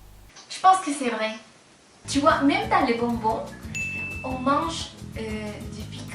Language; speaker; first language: French; non-native, fluent; Spanish